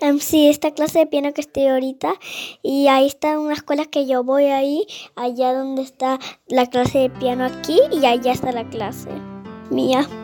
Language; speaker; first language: Spanish; early bilingual, heritage; Spanish